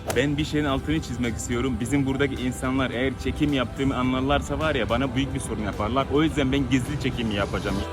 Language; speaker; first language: Turkish; non-native, fluent; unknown